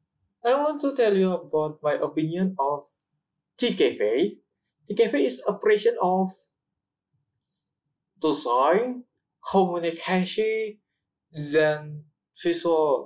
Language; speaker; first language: English; non-native, learner; Indonesian